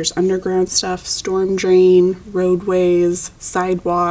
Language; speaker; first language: English; native; English